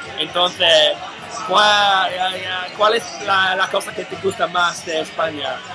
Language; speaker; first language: Spanish; non-native, learner; English